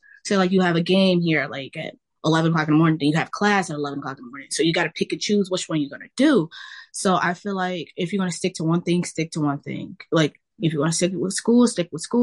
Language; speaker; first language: English; native; English